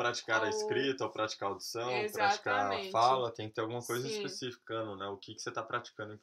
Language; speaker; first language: Portuguese; native; Portuguese